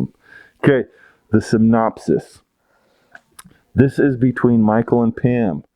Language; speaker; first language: English; native; English